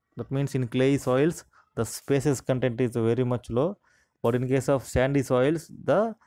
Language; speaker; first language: English; non-native, local second language; Telugu